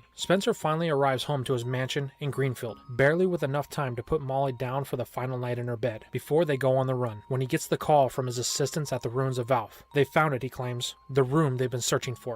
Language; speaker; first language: English; native; English